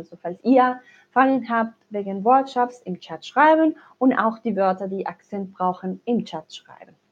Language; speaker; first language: German; non-native, learner; Spanish